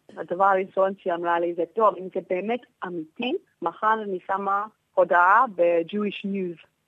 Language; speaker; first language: Hebrew; non-native, fluent; English